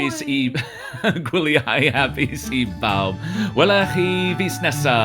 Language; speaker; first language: Welsh; non-native, learner; English